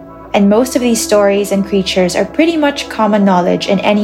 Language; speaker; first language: English; non-native, local second language; Filipino